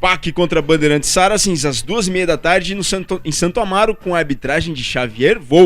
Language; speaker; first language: Portuguese; native; Portuguese